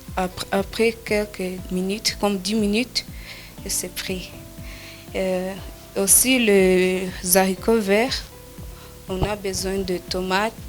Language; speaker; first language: French; non-native, learner; Kinyarwanda